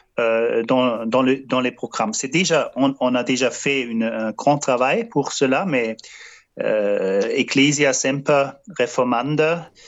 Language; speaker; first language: French; non-native, fluent; German